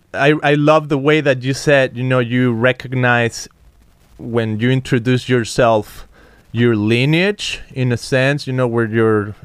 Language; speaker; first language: English; non-native, fluent; Spanish